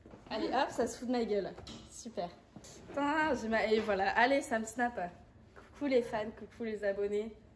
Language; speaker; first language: French; native; French